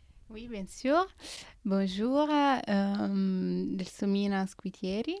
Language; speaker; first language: French; non-native, fluent; Italian